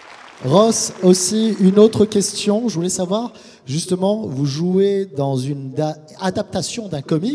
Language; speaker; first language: French; native; French